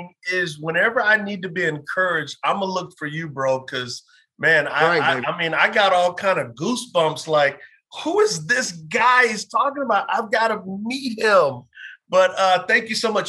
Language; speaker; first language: English; native; English